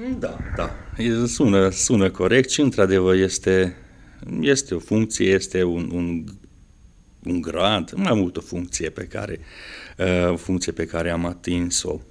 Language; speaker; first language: Romanian; non-native, local second language; Hungarian